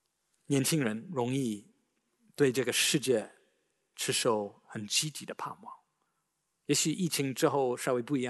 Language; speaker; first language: Chinese; native; Chinese